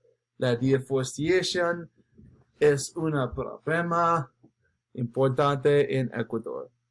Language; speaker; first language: Spanish; non-native, learner; English